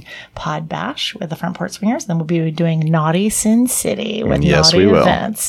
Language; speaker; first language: English; native; English